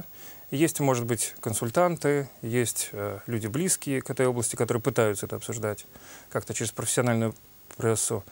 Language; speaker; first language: Russian; native; Russian